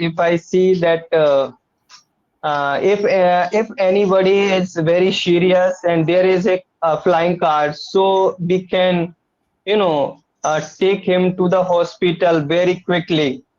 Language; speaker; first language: English; non-native, learner; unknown